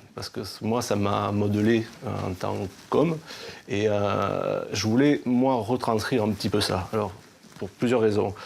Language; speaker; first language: French; native; French